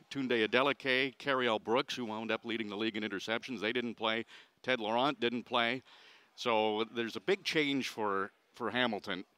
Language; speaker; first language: English; native; English